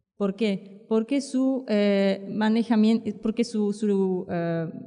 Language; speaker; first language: Spanish; non-native, fluent; Czech